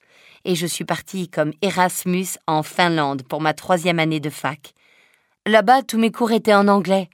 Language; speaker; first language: French; native; French